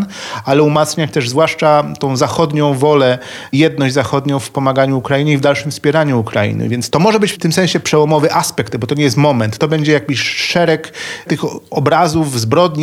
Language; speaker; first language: Polish; native; Polish